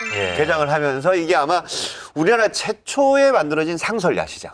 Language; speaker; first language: Korean; native; Korean